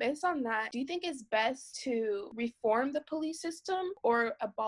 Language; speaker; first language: English; native; English